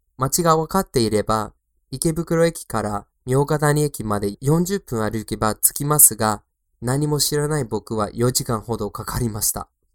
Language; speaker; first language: Japanese; non-native, fluent; English